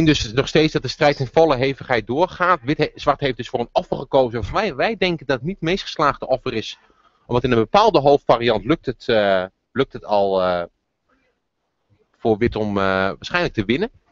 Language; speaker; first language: Dutch; native; Dutch